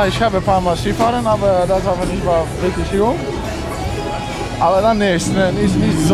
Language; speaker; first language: German; non-native, learner; Polish